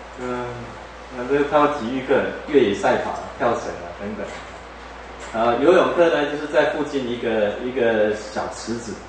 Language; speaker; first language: Chinese; native; Chinese